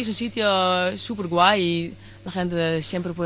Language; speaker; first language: Spanish; non-native, fluent; Dutch